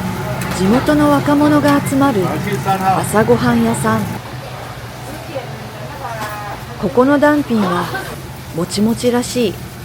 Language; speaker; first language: Japanese; native; Japanese